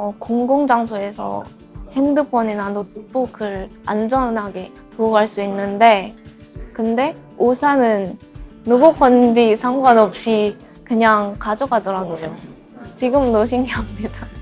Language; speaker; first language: Korean; non-native, fluent; Filipino